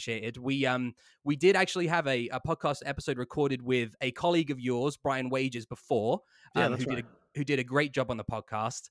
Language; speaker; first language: English; native; English